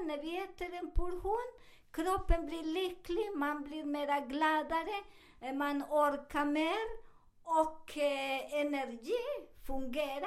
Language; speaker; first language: Swedish; non-native, learner; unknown